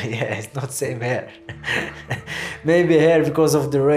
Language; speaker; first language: English; non-native, learner; Arabic